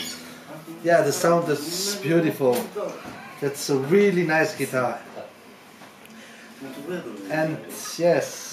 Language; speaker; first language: English; non-native, learner; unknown